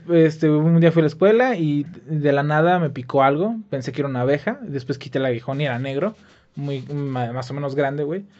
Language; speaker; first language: Spanish; native; Spanish